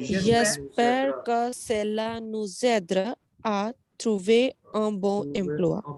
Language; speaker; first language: French; non-native, learner; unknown